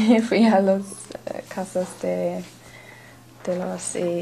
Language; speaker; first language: Spanish; non-native, learner; English